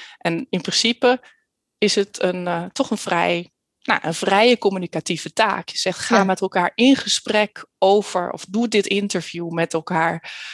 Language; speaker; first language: Dutch; early bilingual, heritage; Dutch